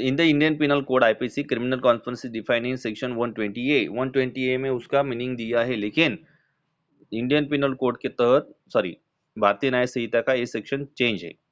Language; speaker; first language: Hindi; non-native, local second language; Marathi